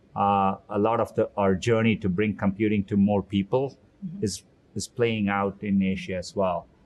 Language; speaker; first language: English; non-native, local second language; Tamil